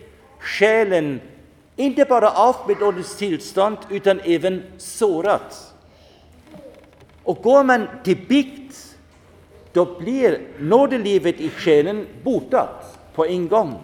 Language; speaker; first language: Swedish; non-native, fluent; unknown